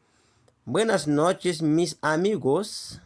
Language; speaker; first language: Spanish; non-native, learner; Haitian Creole